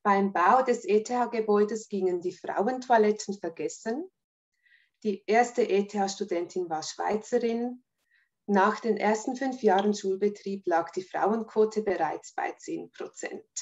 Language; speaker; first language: German; native; German